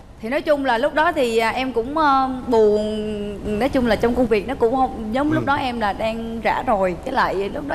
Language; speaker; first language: Vietnamese; native; Vietnamese